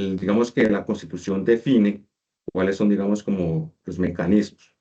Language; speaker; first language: Spanish; native; Spanish